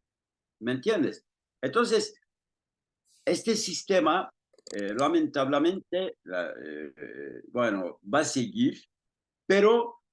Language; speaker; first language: Spanish; non-native, fluent; Turkish